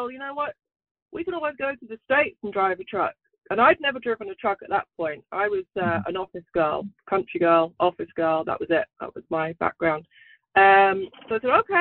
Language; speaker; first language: English; native; English